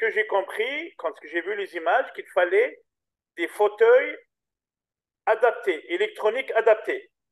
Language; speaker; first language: French; native; French